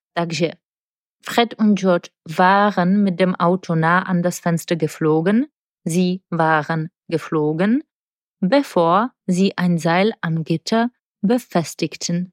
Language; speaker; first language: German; non-native, fluent; Czech